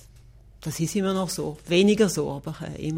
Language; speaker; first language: German; non-native, local second language; French